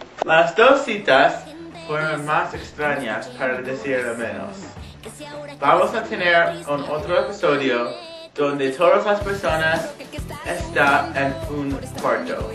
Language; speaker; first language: Spanish; non-native, learner; English